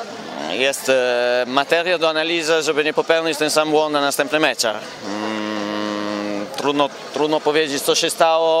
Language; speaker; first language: Polish; non-native, fluent; Italian